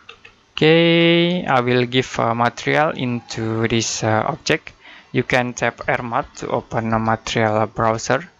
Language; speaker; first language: English; non-native, learner; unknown